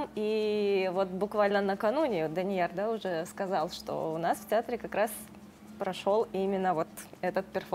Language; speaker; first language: Russian; native; Russian